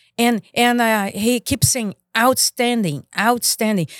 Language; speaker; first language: English; non-native, fluent; Portuguese